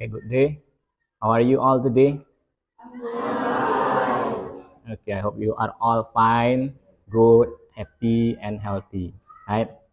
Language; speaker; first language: English; non-native, learner; Indonesian